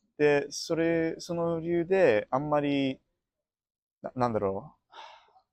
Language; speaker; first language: Japanese; non-native, fluent; English